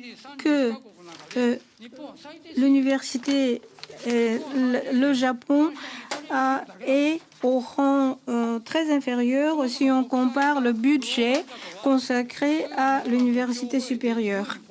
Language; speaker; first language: French; non-native, fluent; Japanese